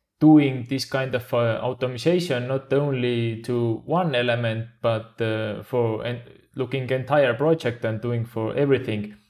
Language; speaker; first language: English; non-native, fluent; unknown